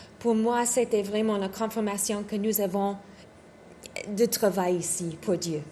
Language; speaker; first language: French; non-native, learner; English